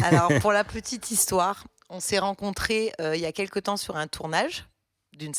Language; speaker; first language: French; native; French